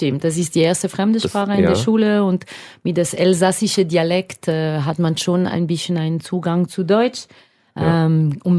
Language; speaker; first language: German; non-native, fluent; French